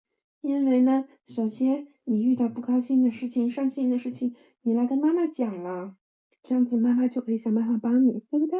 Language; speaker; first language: Chinese; native; Chinese